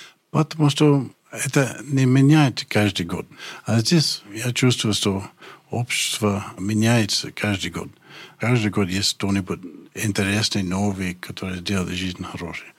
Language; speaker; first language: Russian; non-native, learner; English